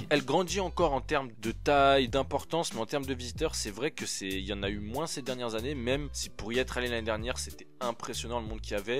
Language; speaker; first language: French; native; French